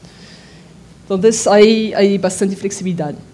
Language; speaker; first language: Spanish; non-native, fluent; French